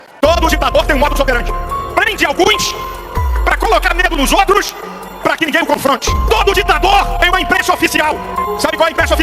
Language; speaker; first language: Portuguese; native; Portuguese